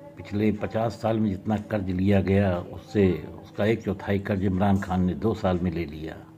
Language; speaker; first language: Hindi; native; Hindi